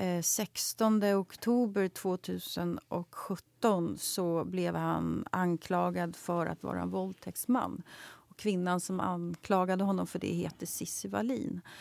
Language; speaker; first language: Swedish; native; Swedish